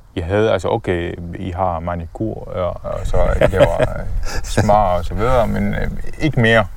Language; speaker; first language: Danish; non-native, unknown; Arabic